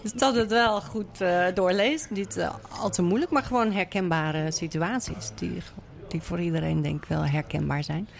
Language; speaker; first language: Dutch; native; Dutch